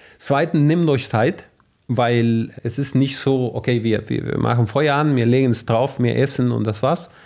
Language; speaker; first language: German; non-native, fluent; Spanish